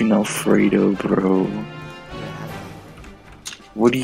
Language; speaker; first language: English; native; English